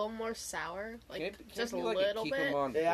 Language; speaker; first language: English; native; English